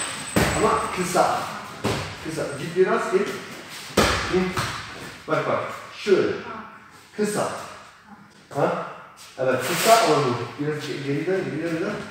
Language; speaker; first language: Turkish; non-native, learner; Polish